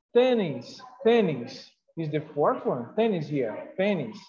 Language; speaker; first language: English; non-native, fluent; Portuguese